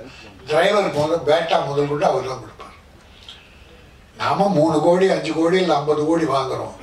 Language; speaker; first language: Tamil; native; Tamil